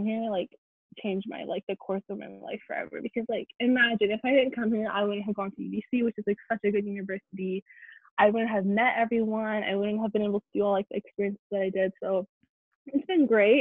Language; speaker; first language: English; native; English